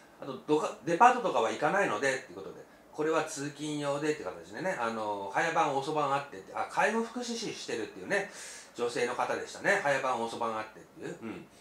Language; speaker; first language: Japanese; native; Japanese